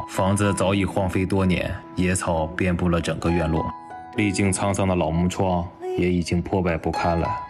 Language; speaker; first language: Chinese; native; Chinese